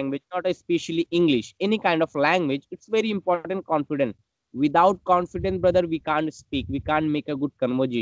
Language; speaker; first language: English; non-native, learner; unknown